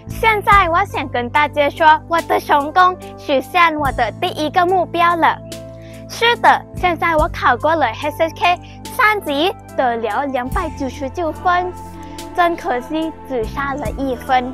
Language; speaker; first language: Chinese; non-native, learner; Thai